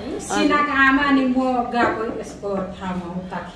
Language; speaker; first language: Nepali; non-native, local second language; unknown